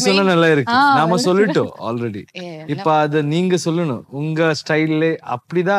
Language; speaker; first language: Tamil; non-native, local second language; Kannada